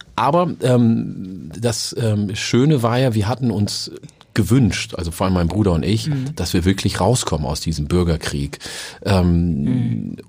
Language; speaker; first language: German; early bilingual, other home language; Oromo